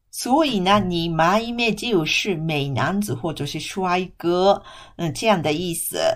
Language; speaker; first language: Chinese; non-native, fluent; Japanese